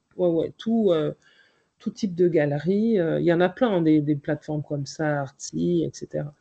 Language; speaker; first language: French; native; French